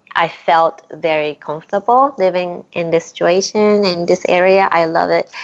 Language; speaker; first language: English; non-native, fluent; Japanese